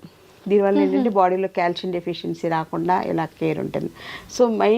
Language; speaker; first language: Telugu; native; Telugu